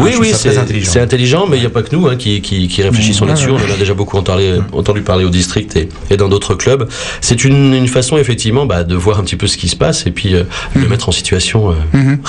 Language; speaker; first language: French; native; French